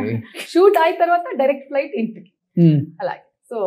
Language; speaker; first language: Telugu; non-native, learner; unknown